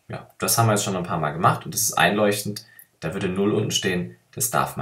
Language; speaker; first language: German; native; German